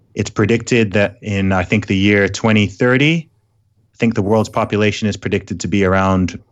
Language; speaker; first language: English; early bilingual, other home language; Arabic